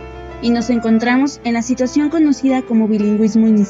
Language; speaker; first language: Spanish; native; Spanish